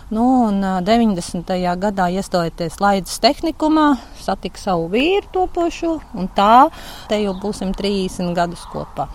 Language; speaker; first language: Latvian; native; Latvian